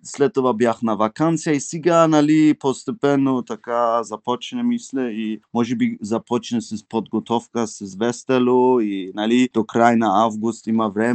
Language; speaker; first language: Bulgarian; early bilingual, heritage; Bulgarian